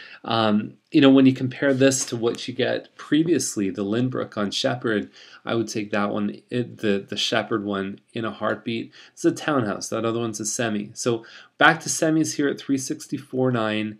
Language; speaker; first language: English; native; English